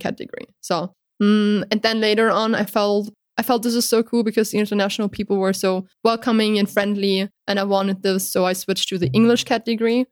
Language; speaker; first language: English; non-native, fluent; German